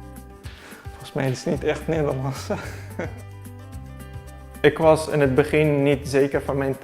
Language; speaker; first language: Dutch; non-native, fluent; Arabic